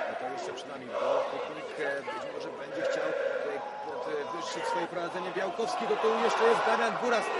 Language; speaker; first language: Polish; native; Polish